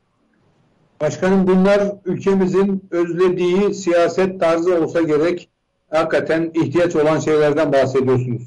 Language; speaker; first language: Turkish; native; Turkish